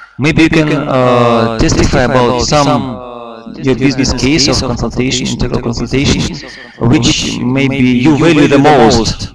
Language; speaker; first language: English; non-native, fluent; Russian